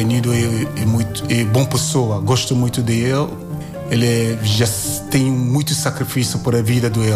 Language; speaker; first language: Portuguese; non-native, learner; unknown